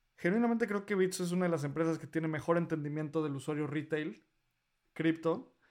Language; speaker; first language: Spanish; native; Spanish